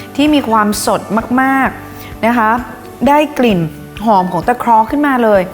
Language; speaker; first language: Thai; native; Thai